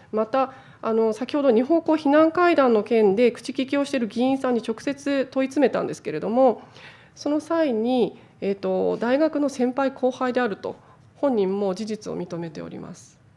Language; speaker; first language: Japanese; native; Japanese